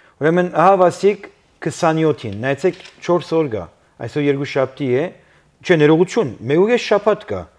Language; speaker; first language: Armenian; early bilingual, heritage; Armenian